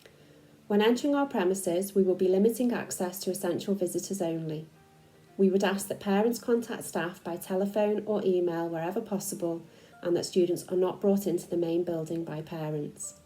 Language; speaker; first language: English; native; English